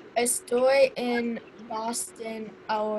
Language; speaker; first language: Spanish; non-native, learner; English